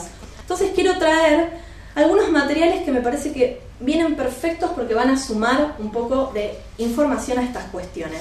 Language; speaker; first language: Spanish; native; Spanish